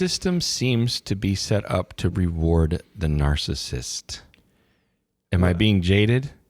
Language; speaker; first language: English; native; English